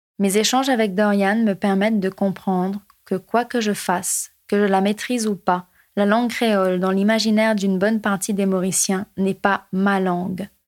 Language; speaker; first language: French; non-native, local second language; Morisyen